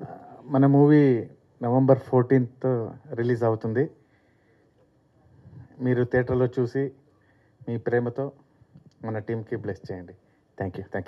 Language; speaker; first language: Telugu; non-native, learner; Kannada